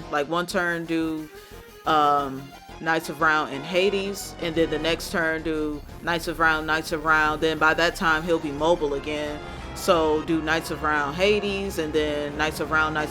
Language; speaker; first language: English; native; English